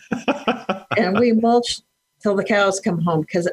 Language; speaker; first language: English; native; English